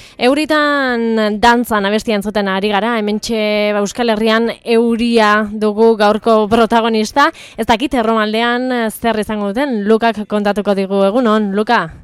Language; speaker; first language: Basque; native; Basque